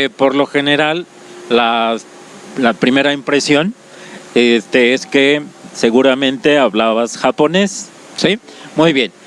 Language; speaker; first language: Spanish; native; Spanish